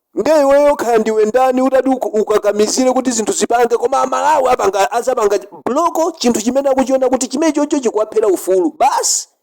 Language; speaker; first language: Nyanja; native; Nyanja